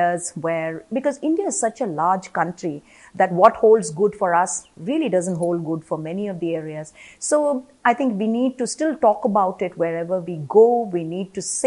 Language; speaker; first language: English; non-native, local second language; Malayalam